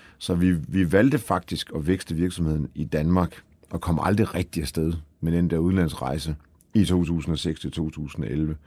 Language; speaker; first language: Danish; early bilingual, other home language; Polish